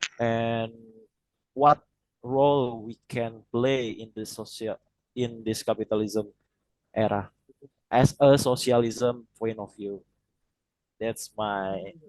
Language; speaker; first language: English; non-native, learner; Indonesian